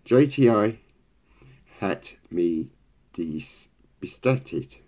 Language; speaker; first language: German; non-native, learner; English